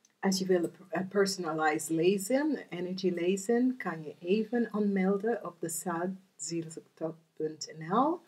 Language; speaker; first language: Dutch; non-native, learner; English